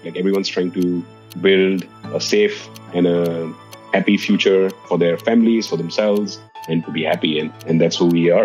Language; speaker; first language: English; non-native, local second language; Hindi